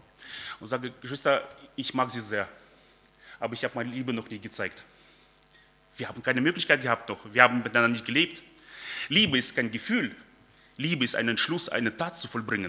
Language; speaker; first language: German; early bilingual, other home language; Russian